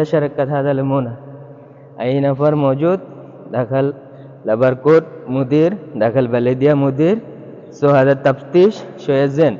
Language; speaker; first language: Arabic; non-native, learner; Bangla